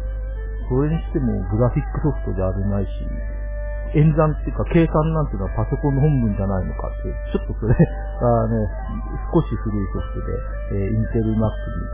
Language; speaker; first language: Japanese; native; Japanese